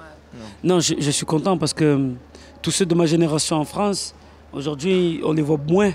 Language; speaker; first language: French; native; French